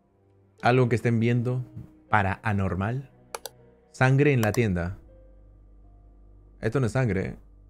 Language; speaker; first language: Spanish; native; Spanish